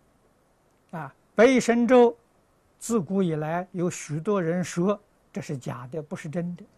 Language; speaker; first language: Chinese; native; Chinese